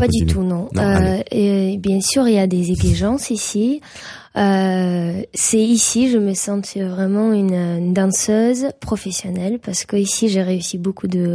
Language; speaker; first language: French; non-native, fluent; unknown